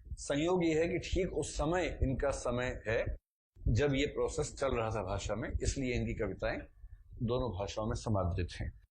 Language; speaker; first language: Hindi; native; Hindi